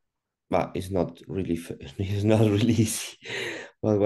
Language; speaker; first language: English; non-native, learner; Spanish